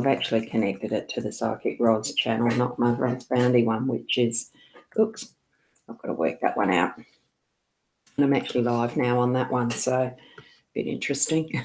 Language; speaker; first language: English; native; English